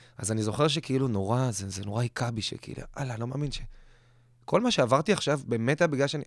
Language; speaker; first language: Hebrew; native; Hebrew